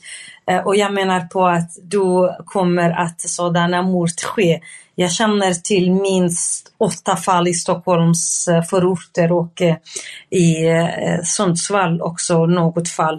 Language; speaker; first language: Swedish; non-native, fluent; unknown